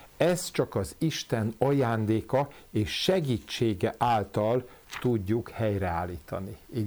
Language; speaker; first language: Hungarian; native; Hungarian